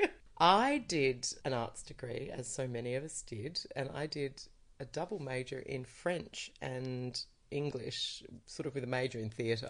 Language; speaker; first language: English; native; English